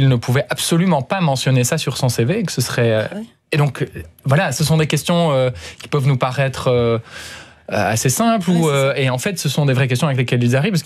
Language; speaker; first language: French; native; French